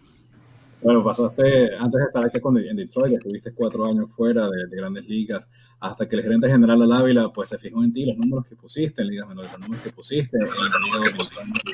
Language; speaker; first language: Spanish; native; Spanish